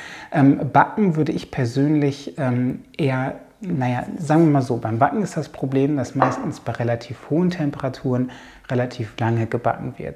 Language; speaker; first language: German; native; German